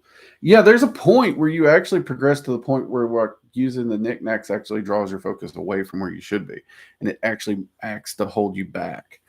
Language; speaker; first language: English; native; English